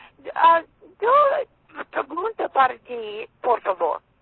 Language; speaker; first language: Spanish; non-native, learner; English